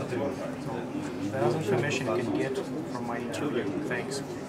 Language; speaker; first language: English; non-native, fluent; Russian